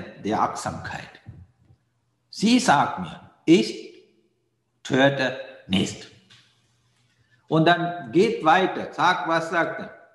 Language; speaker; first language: German; non-native, fluent; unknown